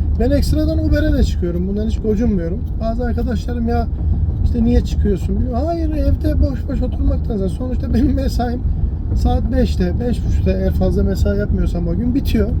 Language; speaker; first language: Turkish; early bilingual, heritage; Turkish